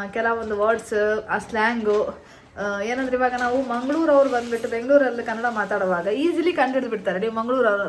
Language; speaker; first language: Kannada; non-native, local second language; Tulu